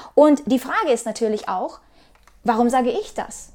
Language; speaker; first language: German; non-native, fluent; Ukrainian